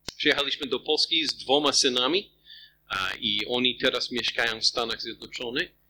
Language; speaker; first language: Polish; non-native, fluent; English